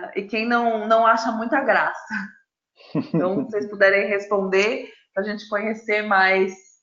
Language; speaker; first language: Portuguese; native; Portuguese